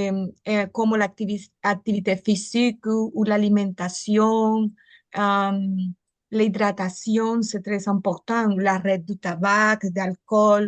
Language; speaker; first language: French; non-native, learner; Spanish